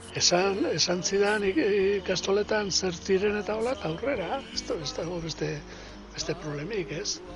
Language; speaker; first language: Basque; native; Basque